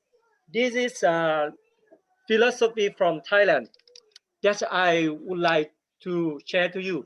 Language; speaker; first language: English; non-native, learner; Thai